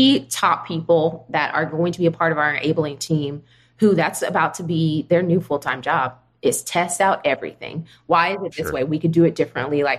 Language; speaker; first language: English; native; English